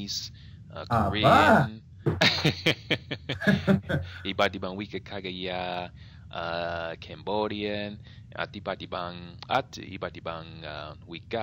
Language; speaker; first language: Filipino; non-native, learner; English